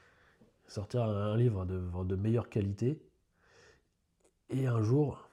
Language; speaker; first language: French; native; French